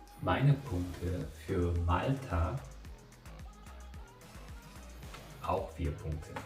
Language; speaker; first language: German; non-native, learner; Korean